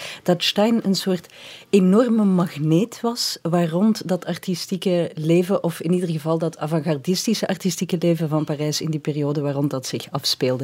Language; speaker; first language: Dutch; native; Dutch